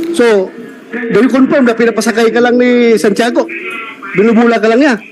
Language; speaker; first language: Filipino; non-native, local second language; Cebuano